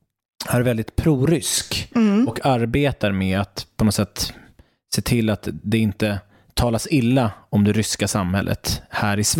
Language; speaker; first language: Swedish; native; Swedish